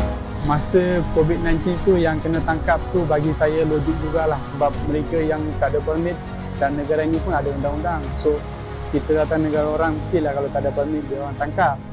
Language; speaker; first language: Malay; non-native, fluent; Bangla